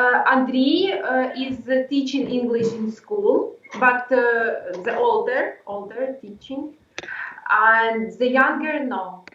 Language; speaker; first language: English; non-native, learner; Ukrainian